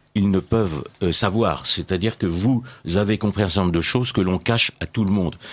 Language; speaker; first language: French; native; French